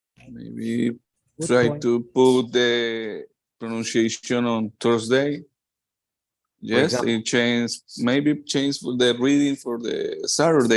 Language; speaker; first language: English; non-native, learner; Spanish